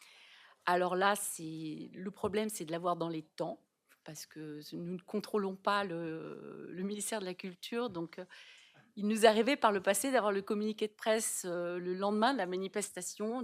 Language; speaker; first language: French; native; French